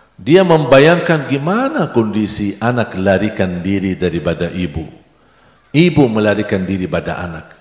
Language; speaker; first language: Indonesian; non-native, fluent; Arabic